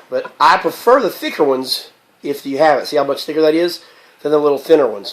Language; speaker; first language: English; native; English